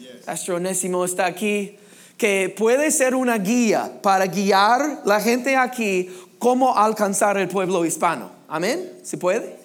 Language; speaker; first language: Spanish; non-native, fluent; English